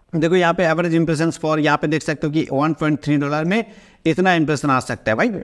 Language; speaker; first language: Hindi; non-native, local second language; Bangla